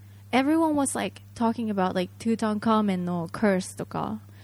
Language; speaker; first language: English; non-native, fluent; Japanese